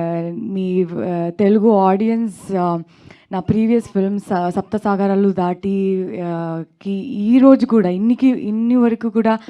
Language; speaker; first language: Telugu; non-native, learner; Kannada